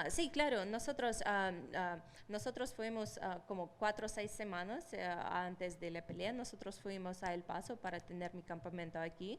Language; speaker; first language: Spanish; non-native, fluent; Russian